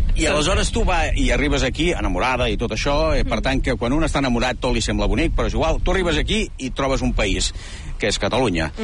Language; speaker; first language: Catalan; native; Catalan